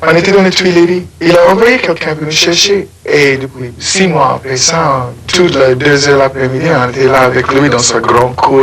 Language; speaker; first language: French; non-native, fluent; English